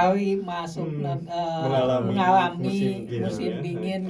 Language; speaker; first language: Indonesian; native; Indonesian